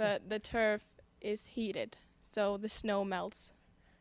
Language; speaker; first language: English; non-native, fluent; Icelandic